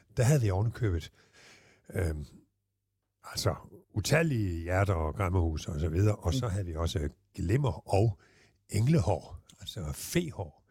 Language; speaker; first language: Danish; native; Danish